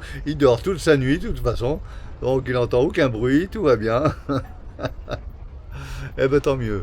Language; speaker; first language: French; native; French